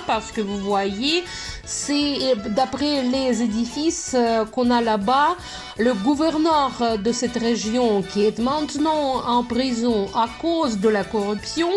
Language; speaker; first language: French; non-native, fluent; Russian